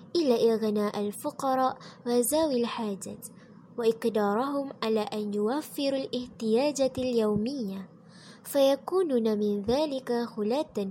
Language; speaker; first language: Arabic; non-native, learner; Malay